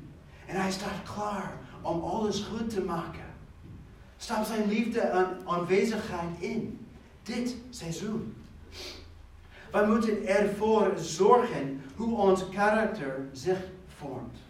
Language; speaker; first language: Dutch; non-native, fluent; English